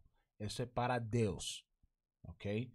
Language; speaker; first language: Portuguese; non-native, learner; Spanish